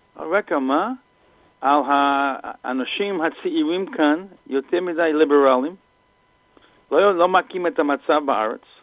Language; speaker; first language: Hebrew; non-native, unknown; English